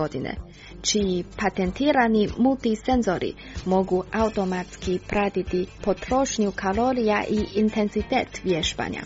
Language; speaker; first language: Croatian; non-native, fluent; Chinese